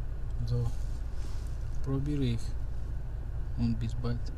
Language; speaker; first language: German; non-native, learner; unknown